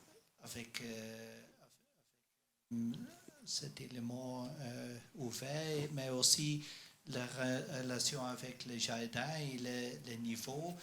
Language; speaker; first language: French; non-native, learner; Dutch